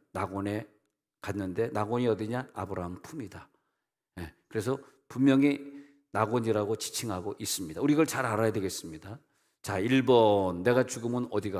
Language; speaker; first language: Korean; native; Korean